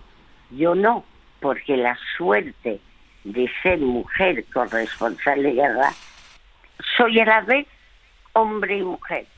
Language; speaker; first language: Spanish; early bilingual, other home language; French